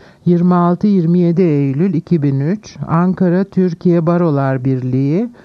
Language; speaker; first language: Turkish; native; Turkish